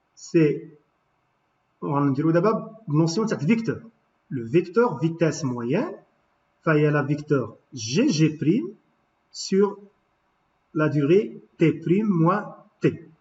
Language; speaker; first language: French; non-native, local second language; Arabic